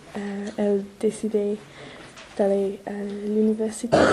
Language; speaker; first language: French; non-native, learner; English